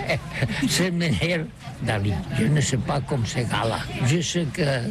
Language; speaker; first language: French; non-native, learner; Catalan